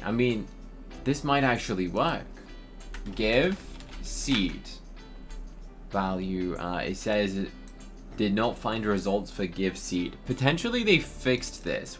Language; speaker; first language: English; native; English